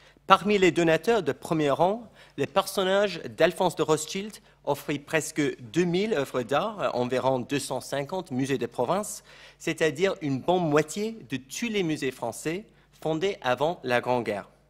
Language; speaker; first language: French; non-native, fluent; English